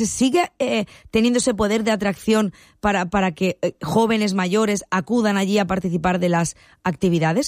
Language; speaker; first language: Spanish; native; Spanish